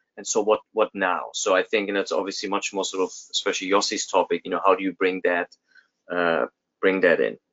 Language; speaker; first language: English; non-native, fluent; German